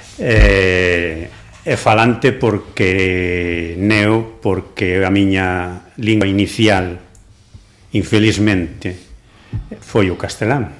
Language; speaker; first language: Galician; non-native, local second language; Spanish